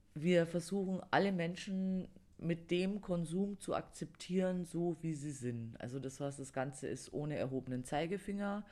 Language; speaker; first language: German; native; German